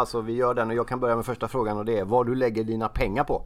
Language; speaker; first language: Swedish; native; Swedish